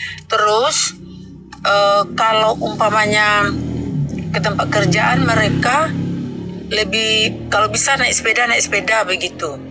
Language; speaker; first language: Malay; non-native, local second language; Minangkabau